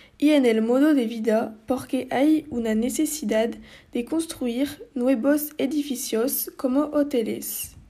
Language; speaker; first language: Spanish; non-native, learner; French